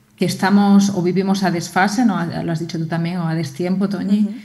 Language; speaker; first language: Spanish; native; Spanish